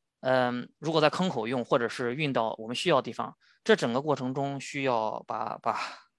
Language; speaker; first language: Chinese; native; Chinese